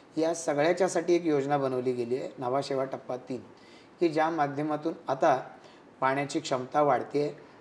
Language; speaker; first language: Marathi; native; Marathi